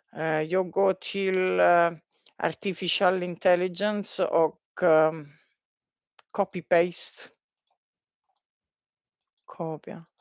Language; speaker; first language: Swedish; non-native, learner; Italian